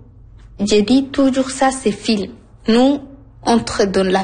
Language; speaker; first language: French; non-native, learner; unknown